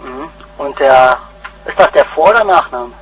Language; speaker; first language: German; native; German